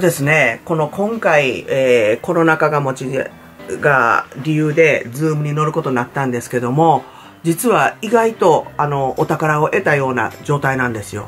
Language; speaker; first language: Japanese; native; Japanese